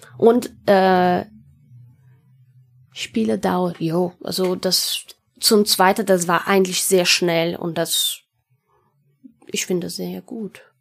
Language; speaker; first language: German; non-native, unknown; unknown